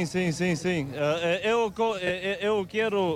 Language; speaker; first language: Portuguese; non-native, learner; Uzbek